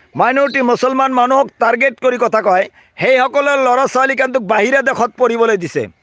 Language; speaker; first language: Assamese; non-native, local second language; Bangla